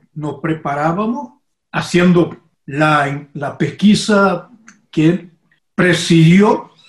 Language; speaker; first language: Spanish; non-native, fluent; Portuguese